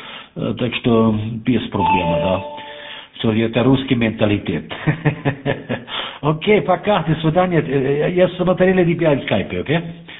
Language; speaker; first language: Russian; non-native, learner; German